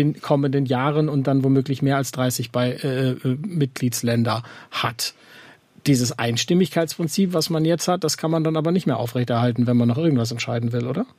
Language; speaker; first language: German; native; German